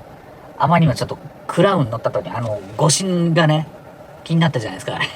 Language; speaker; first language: Japanese; native; Japanese